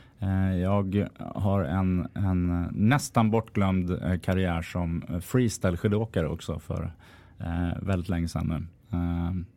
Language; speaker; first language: Swedish; native; Swedish